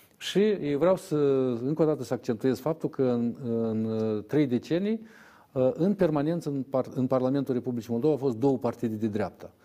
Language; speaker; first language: Romanian; native; Romanian